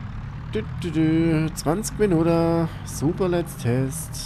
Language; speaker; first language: German; native; German